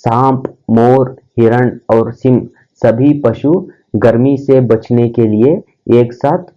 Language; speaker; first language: Hindi; non-native, local second language; Kannada